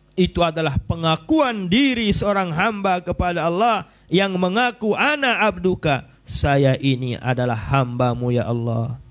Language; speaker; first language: Malay; non-native, local second language; Sasak